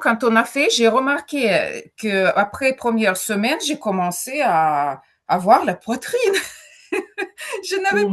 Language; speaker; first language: French; non-native, fluent; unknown